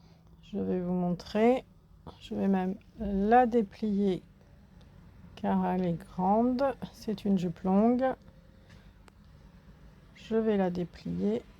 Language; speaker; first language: French; native; French